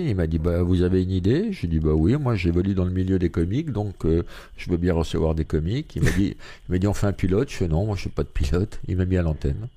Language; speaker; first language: French; native; French